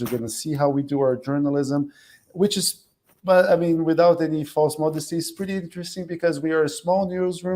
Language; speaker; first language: English; non-native, fluent; Portuguese